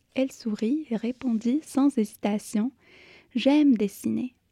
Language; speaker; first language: French; native; French